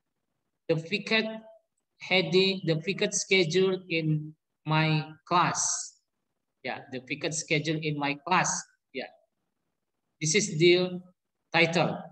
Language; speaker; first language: English; non-native, learner; Indonesian